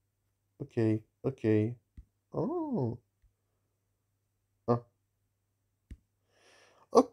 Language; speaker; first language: English; non-native, learner; French